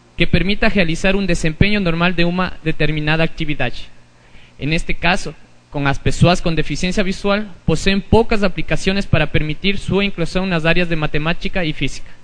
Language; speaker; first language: Portuguese; non-native, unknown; Spanish